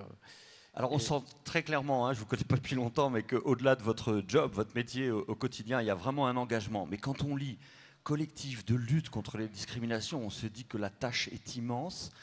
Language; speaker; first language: French; native; French